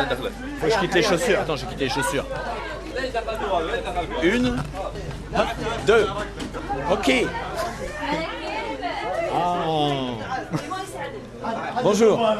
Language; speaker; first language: French; native; French